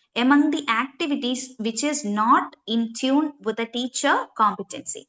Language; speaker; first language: English; non-native, local second language; Malayalam